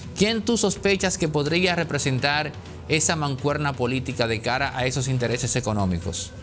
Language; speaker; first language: Spanish; native; Spanish